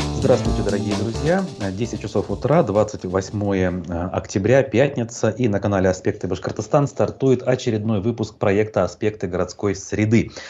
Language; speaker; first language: Russian; native; Russian